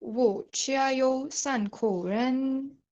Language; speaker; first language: Chinese; non-native, learner; Urdu